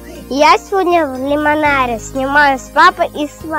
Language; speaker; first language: Russian; non-native, learner; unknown